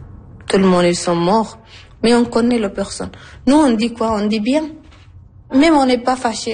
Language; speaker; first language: French; non-native, learner; Arabic